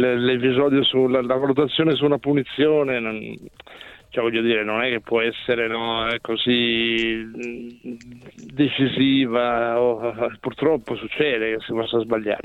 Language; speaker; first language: Italian; native; Italian